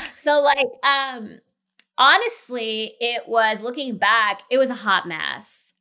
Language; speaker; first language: English; native; English